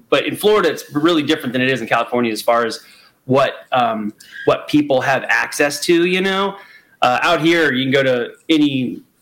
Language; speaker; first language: English; native; English